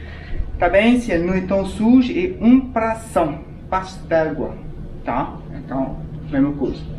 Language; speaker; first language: Portuguese; non-native, fluent; French